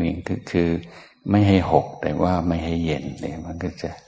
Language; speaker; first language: Thai; non-native, fluent; English